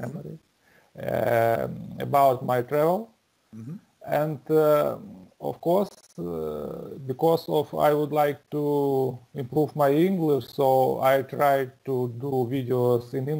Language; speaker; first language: English; non-native, learner; Russian